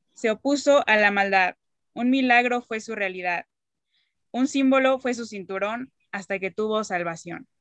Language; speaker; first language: Spanish; native; Spanish